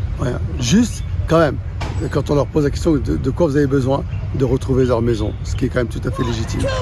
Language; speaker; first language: French; non-native, local second language; Arabic